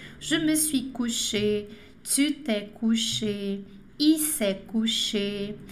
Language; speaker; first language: French; non-native, fluent; Portuguese